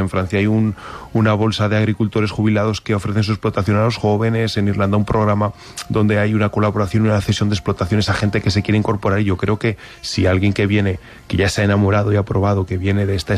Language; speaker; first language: Spanish; native; Spanish